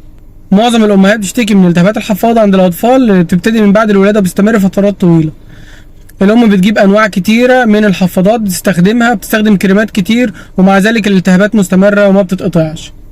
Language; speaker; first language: Arabic; native; Arabic